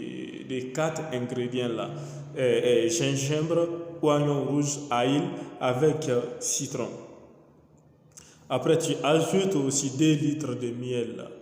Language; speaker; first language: French; non-native, local second language; Mandingo